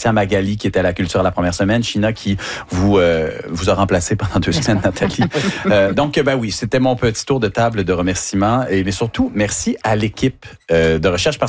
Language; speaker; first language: French; native; French